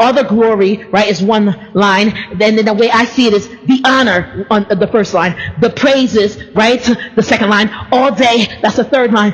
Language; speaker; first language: English; native; English